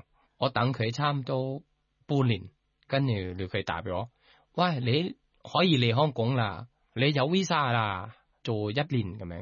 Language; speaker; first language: Cantonese; non-native, learner; Thai